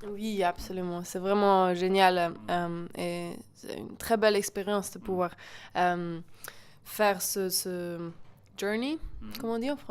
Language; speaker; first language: French; non-native, local second language; German